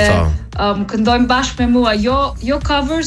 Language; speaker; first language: Albanian; early bilingual, heritage; English